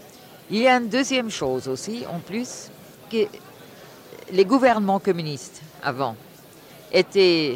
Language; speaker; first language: French; non-native, fluent; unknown